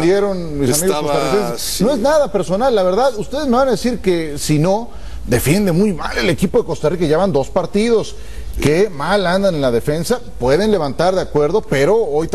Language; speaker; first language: Spanish; native; Spanish